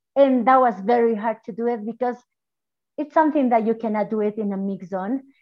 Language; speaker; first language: English; non-native, fluent; Spanish